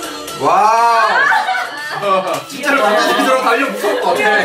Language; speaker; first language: Korean; native; Korean